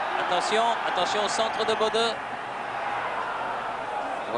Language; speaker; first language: French; native; French